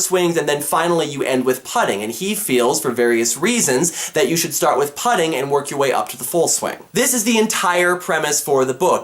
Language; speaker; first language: English; native; English